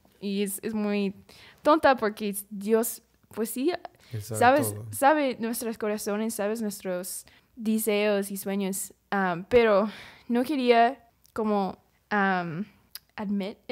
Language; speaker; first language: Spanish; non-native, learner; English